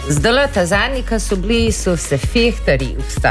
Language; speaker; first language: Slovenian; early bilingual, heritage; Slovenian